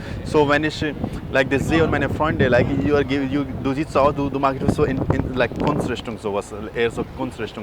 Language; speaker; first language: German; non-native, learner; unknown